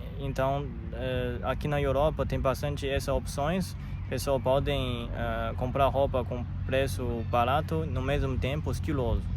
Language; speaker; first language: Portuguese; non-native, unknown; Chinese